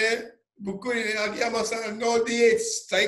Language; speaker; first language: Japanese; non-native, learner; English